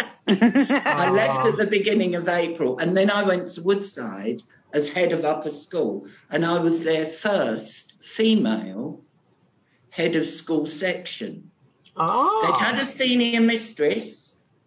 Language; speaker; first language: English; non-native, local second language; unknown